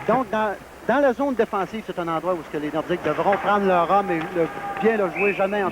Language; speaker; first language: French; native; French